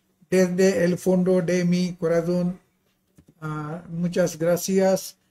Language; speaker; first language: Spanish; non-native, learner; Hindi